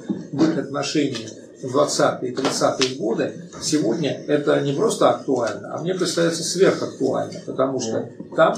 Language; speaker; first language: Russian; native; Russian